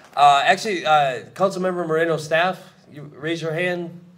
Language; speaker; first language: English; native; English